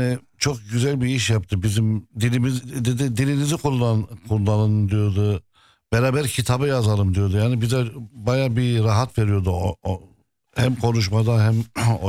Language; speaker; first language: Turkish; non-native, fluent; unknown